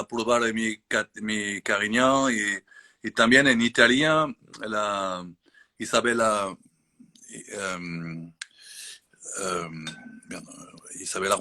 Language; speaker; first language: Spanish; non-native, learner; French